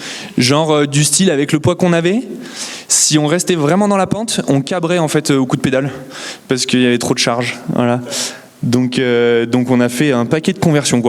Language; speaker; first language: French; native; French